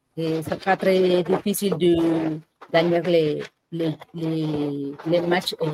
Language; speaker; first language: French; non-native, learner; Spanish